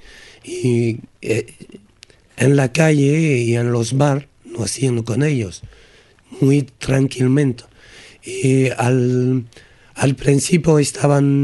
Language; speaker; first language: Spanish; non-native, learner; French